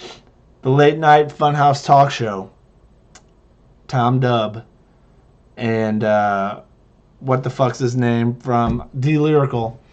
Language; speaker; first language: English; native; English